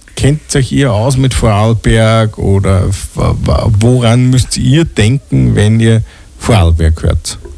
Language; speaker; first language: German; native; German